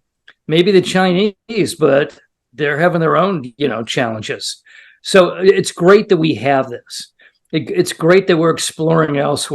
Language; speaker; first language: English; native; English